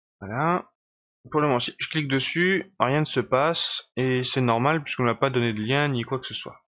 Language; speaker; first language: French; native; French